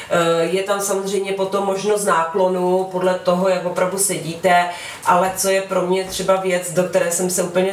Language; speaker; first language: Czech; native; Czech